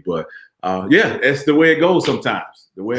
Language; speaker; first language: English; native; English